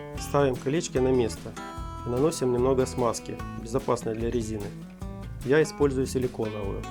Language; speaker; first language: Russian; native; Russian